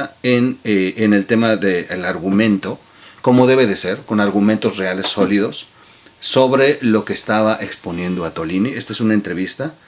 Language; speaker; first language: Spanish; native; Spanish